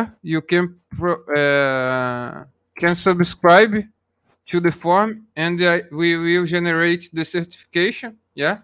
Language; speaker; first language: English; non-native, learner; Portuguese